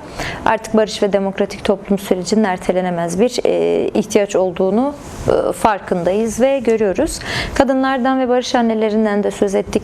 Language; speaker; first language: Turkish; native; Turkish